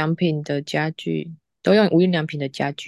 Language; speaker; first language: Chinese; non-native, learner; Japanese